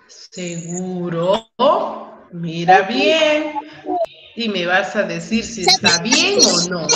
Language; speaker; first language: Spanish; native; Spanish